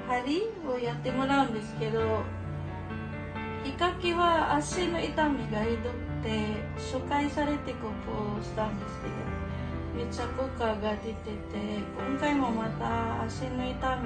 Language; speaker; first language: Japanese; non-native, fluent; Filipino